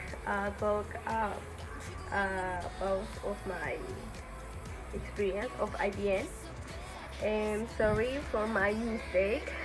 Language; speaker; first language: English; non-native, learner; Spanish